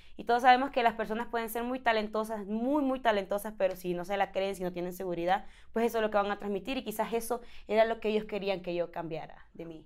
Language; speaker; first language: Spanish; native; Spanish